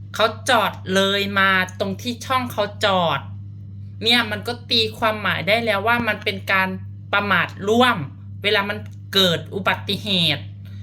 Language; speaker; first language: Thai; non-native, fluent; Lao